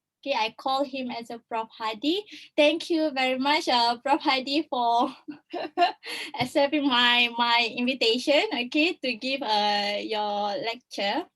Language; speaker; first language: English; non-native, local second language; Malay